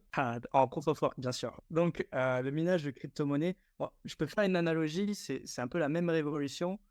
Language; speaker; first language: French; native; French